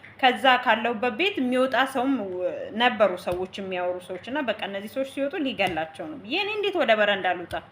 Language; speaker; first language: Amharic; native; Amharic